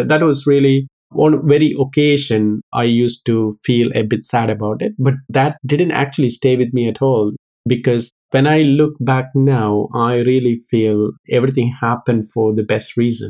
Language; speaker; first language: English; non-native, local second language; Malayalam